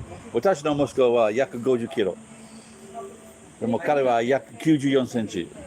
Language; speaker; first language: Japanese; non-native, learner; English